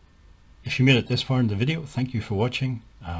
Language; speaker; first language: English; native; English